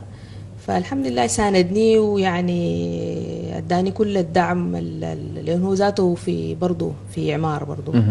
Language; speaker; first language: Arabic; native; Arabic